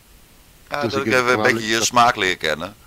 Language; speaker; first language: Dutch; native; Dutch